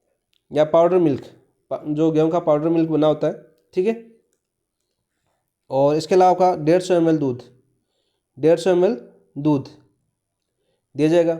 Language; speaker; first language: Hindi; native; Hindi